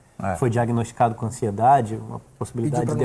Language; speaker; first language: Portuguese; native; Portuguese